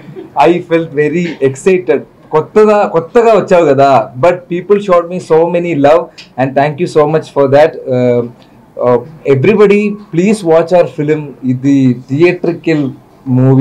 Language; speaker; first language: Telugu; non-native, learner; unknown